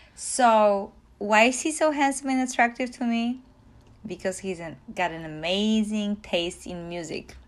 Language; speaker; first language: English; non-native, fluent; Polish